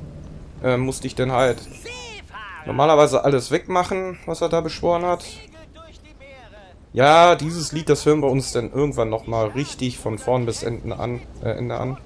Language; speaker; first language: German; native; German